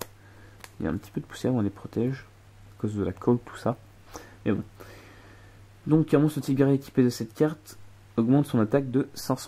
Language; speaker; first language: French; native; French